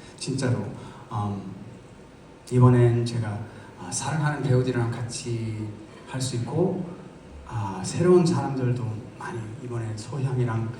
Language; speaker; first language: Korean; non-native, fluent; English